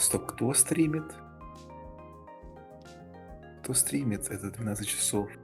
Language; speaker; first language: Russian; early bilingual, heritage; Russian